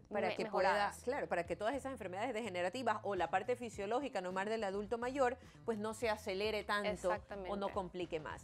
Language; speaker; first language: Spanish; native; Spanish